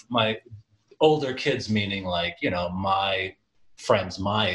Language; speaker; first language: English; early bilingual, other home language; Jamaican Creole English